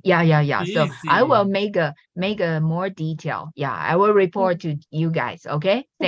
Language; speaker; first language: English; non-native, learner; Chinese